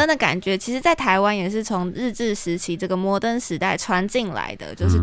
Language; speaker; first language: Chinese; native; Chinese